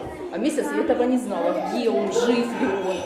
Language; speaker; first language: Russian; native; Russian